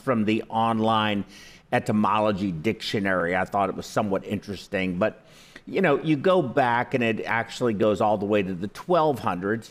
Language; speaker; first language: English; native; English